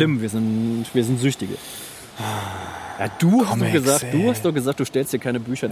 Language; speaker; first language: German; native; German